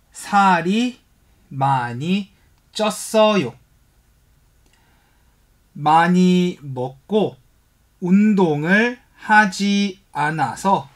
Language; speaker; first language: Korean; non-native, fluent; Chinese